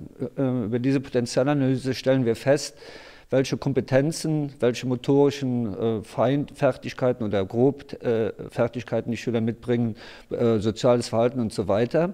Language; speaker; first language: German; native; German